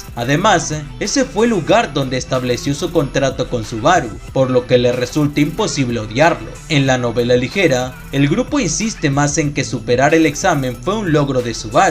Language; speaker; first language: Spanish; native; Spanish